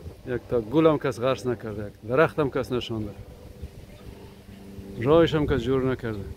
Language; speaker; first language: Persian; native; Persian